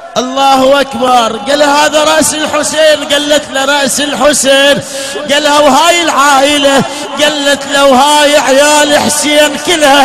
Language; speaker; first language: Arabic; native; Arabic